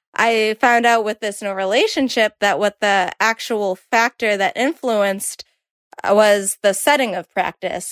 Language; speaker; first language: English; native; English